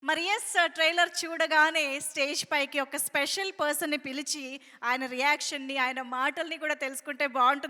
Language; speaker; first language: Telugu; native; Telugu